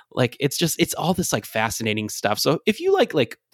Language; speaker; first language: English; native; English